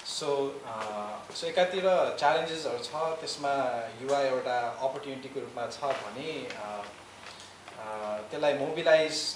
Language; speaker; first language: Nepali; native; Nepali